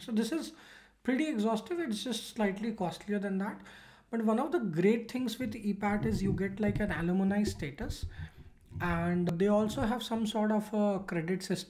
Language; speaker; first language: English; non-native, local second language; Hindi